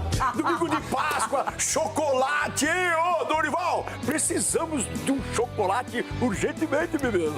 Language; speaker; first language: Portuguese; native; Portuguese